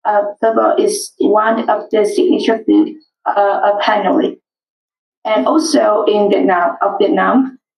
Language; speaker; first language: English; non-native, learner; Vietnamese